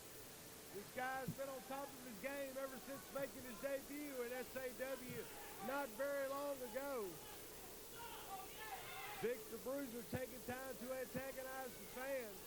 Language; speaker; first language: English; native; English